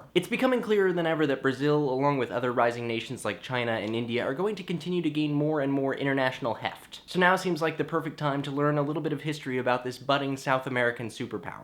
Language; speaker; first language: English; native; English